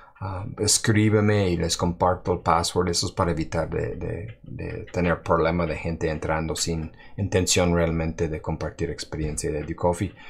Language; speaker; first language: Spanish; non-native, fluent; English